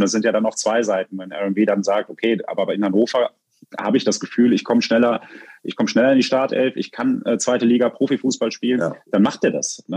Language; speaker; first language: German; native; German